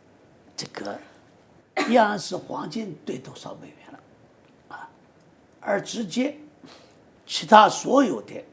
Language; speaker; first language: Chinese; native; Chinese